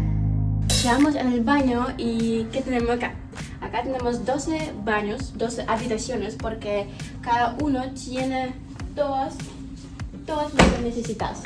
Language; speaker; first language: Spanish; non-native, learner; Ukrainian